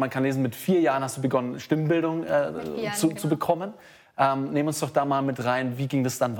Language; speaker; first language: German; native; German